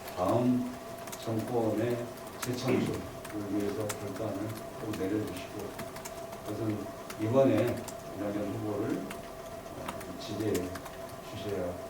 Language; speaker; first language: Korean; native; Korean